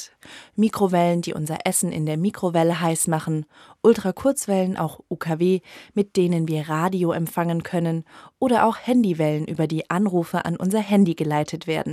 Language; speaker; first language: German; native; German